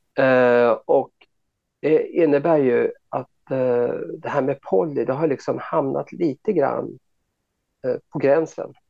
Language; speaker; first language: Swedish; native; Swedish